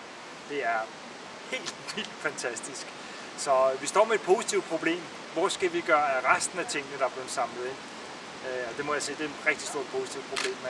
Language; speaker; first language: Danish; native; Danish